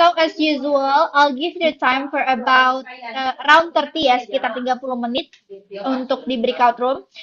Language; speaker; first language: English; non-native, learner; Indonesian